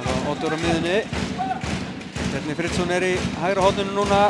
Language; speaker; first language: Icelandic; native; Icelandic